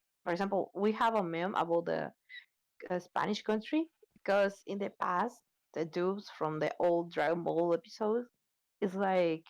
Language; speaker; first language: English; non-native, learner; Spanish